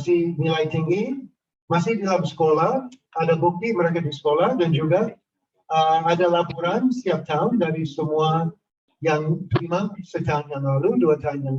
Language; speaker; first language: Indonesian; non-native, fluent; English